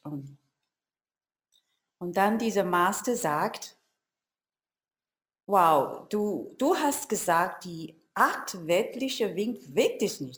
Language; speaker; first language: German; non-native, learner; Chinese